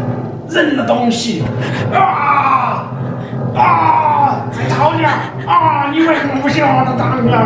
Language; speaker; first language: Chinese; non-native, fluent; Danish